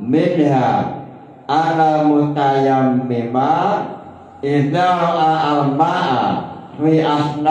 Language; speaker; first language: Arabic; non-native, fluent; Indonesian